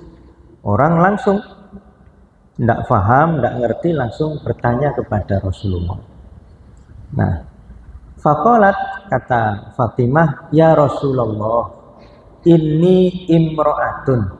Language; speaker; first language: Indonesian; non-native, local second language; Javanese